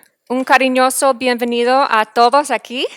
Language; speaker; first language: Spanish; non-native, fluent; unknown